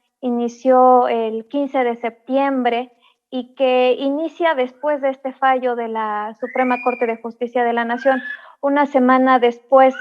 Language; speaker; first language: Spanish; native; Spanish